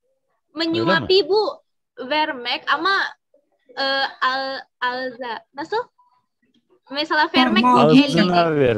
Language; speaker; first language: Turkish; non-native, fluent; Indonesian